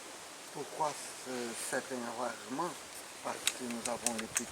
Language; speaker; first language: French; non-native, learner; Portuguese